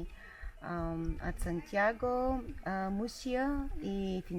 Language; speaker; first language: Russian; non-native, learner; Bulgarian